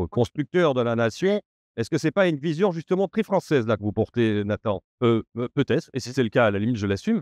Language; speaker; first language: French; native; French